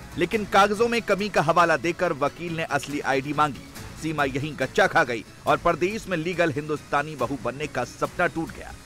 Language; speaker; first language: Hindi; native; Hindi